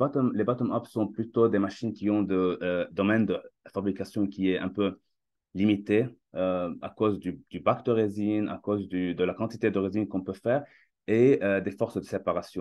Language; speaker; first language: French; non-native, fluent; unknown